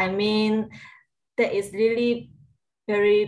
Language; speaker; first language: English; non-native, learner; Korean